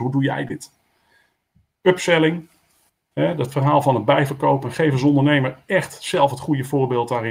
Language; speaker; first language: Dutch; native; Dutch